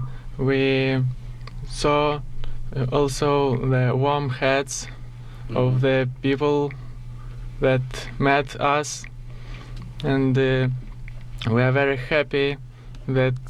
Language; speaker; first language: English; non-native, learner; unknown